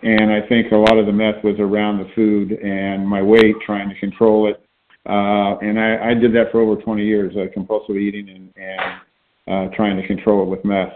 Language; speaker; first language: English; native; English